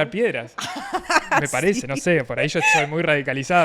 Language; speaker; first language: Spanish; native; Spanish